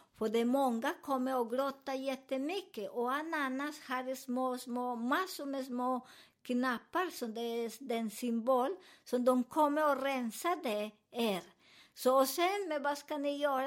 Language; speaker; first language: Swedish; non-native, learner; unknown